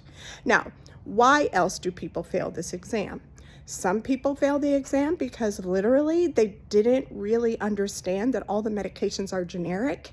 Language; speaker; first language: English; native; English